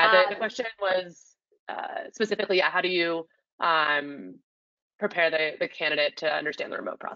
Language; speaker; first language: English; native; English